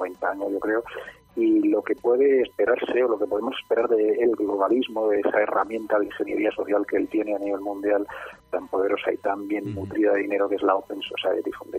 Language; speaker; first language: Spanish; native; Spanish